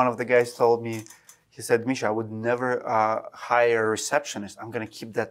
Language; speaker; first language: English; non-native, fluent; Russian